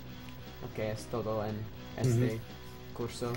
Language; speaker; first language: Spanish; non-native, learner; English